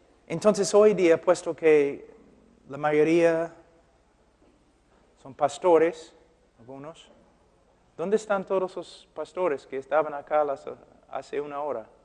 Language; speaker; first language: Spanish; non-native, fluent; English